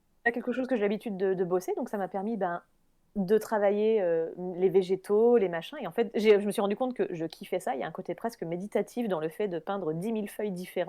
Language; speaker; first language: French; native; French